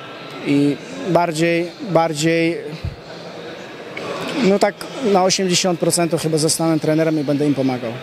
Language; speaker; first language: Polish; non-native, fluent; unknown